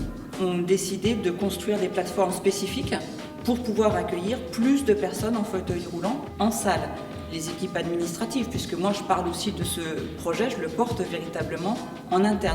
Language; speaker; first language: French; native; French